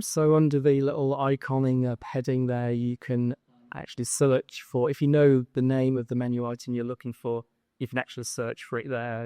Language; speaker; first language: English; native; English